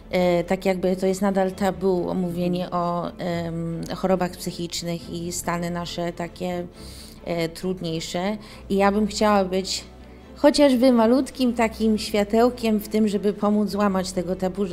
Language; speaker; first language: Polish; early bilingual, heritage; English